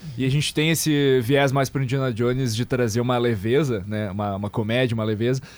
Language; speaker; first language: Portuguese; early bilingual, other home language; English